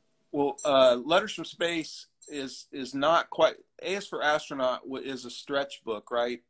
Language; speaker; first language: English; native; English